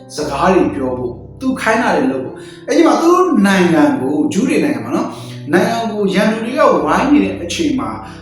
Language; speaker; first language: Burmese; non-native, local second language; Kachin